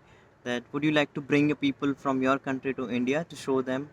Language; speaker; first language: English; non-native, local second language; Hindi